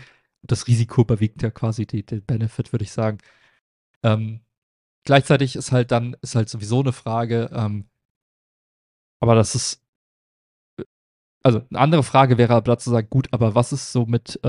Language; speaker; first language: German; native; German